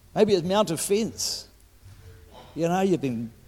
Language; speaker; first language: English; native; English